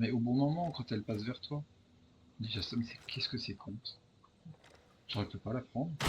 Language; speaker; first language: French; native; French